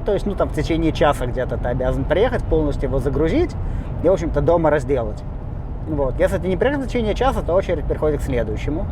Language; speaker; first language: Russian; native; Russian